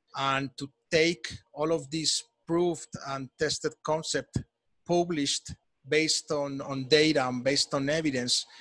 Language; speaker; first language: English; non-native, fluent; Spanish